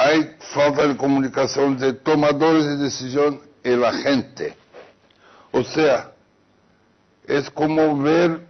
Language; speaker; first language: Spanish; non-native, fluent; Portuguese